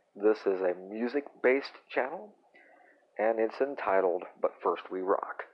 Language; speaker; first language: English; native; English